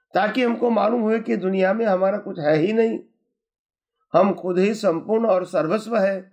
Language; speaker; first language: Hindi; non-native, local second language; Gujarati